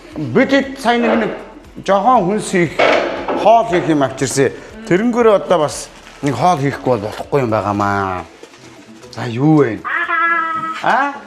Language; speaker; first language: Mongolian; native; Mongolian